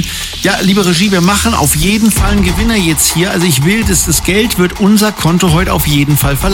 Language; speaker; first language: German; native; German